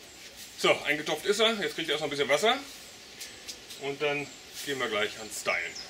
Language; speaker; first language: German; native; German